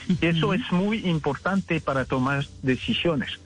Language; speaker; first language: Spanish; non-native, fluent; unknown